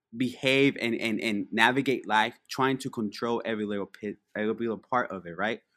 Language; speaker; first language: English; early bilingual, other home language; Spanish